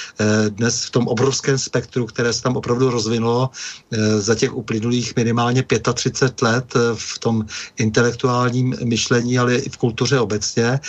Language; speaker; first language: Czech; native; Czech